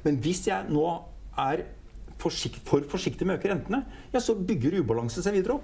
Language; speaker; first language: Norwegian; native; Norwegian